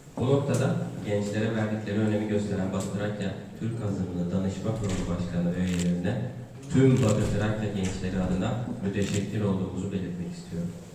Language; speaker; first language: Turkish; native; Turkish